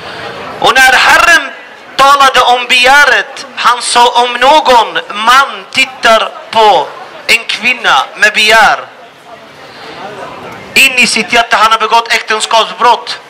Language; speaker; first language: Swedish; non-native, fluent; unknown